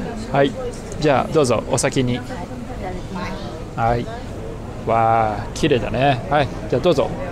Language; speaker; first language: Japanese; native; Japanese